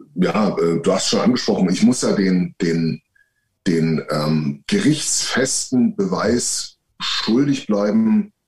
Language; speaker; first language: German; native; German